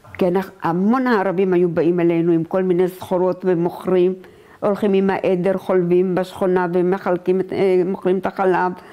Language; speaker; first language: Hebrew; native; Hebrew